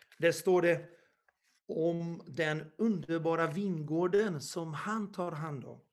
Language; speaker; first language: Swedish; non-native, fluent; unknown